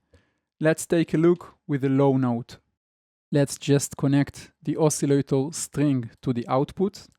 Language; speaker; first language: English; non-native, fluent; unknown